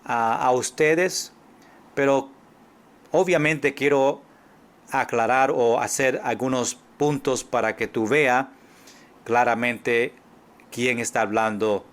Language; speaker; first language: Spanish; non-native, fluent; English